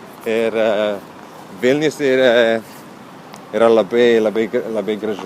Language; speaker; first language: Lithuanian; non-native, learner; Italian